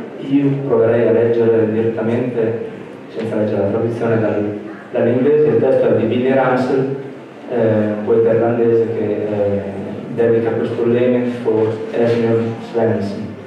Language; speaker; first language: Italian; native; Italian